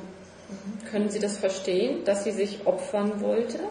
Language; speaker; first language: German; native; German